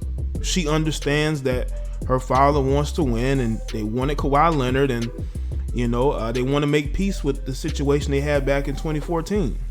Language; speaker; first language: English; native; English